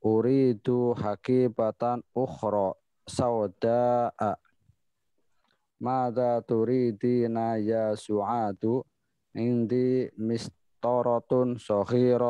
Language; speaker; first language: Arabic; non-native, learner; Indonesian